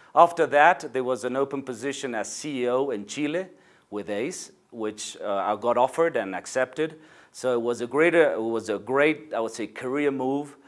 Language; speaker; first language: English; non-native, fluent; Spanish